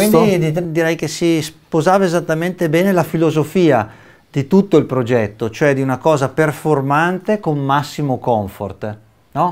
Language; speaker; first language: Italian; native; Italian